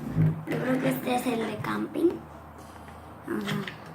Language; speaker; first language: Spanish; early bilingual, heritage; Spanish